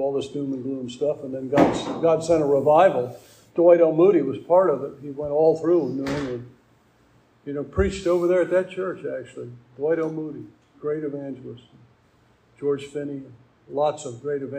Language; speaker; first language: English; native; English